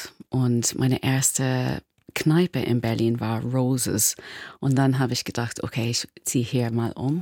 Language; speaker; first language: German; non-native, fluent; English